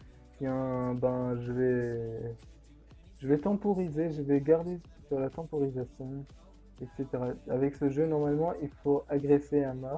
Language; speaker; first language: French; native; French